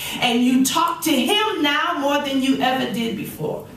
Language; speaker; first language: English; native; English